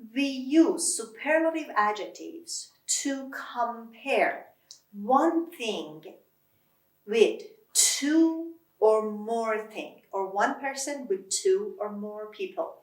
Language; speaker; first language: English; non-native, fluent; Persian